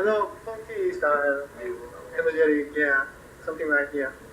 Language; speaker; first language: English; non-native, learner; Korean